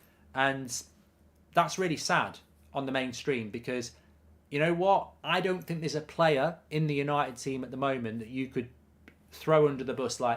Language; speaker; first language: English; native; English